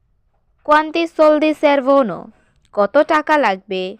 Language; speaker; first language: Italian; non-native, learner; Bangla